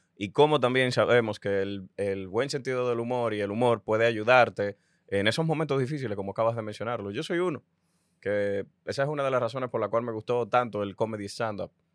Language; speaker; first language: Spanish; native; Spanish